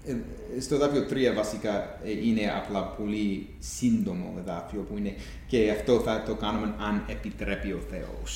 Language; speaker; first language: Greek; non-native, fluent; English